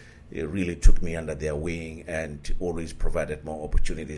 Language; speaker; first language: English; non-native, local second language; Southern Sotho